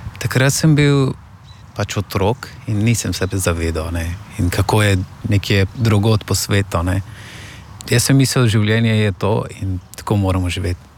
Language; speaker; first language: Slovenian; non-native, fluent; Persian